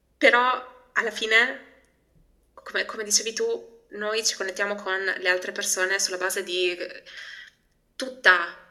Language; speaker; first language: Italian; early bilingual, other home language; Albanian